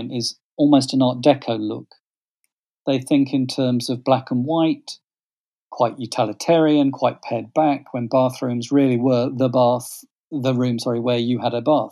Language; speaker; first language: English; native; English